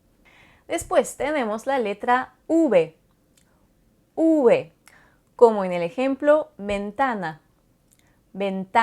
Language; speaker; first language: Spanish; non-native, fluent; French